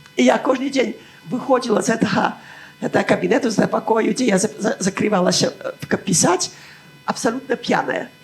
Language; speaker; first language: Belarusian; native; Belarusian